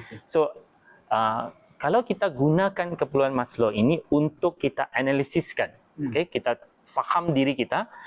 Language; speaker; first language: Malay; native; Malay